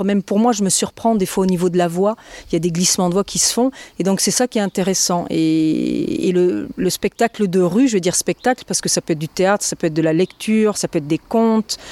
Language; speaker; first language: French; native; French